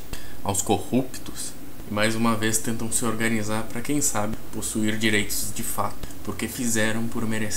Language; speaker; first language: Portuguese; native; Portuguese